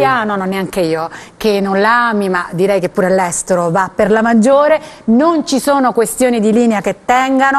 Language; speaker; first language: Italian; native; Italian